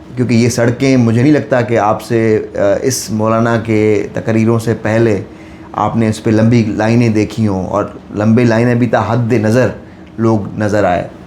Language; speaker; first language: Urdu; non-native, local second language; Baluchi